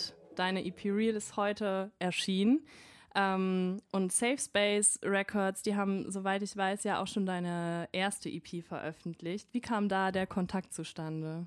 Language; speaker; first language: German; native; German